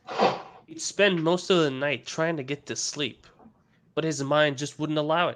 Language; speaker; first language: English; native; English